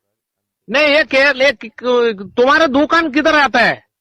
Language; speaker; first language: Hindi; non-native, local second language; Malayalam